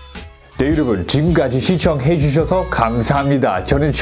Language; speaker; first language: Korean; non-native, fluent; English